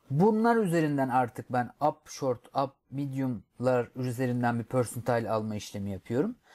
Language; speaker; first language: Turkish; native; Turkish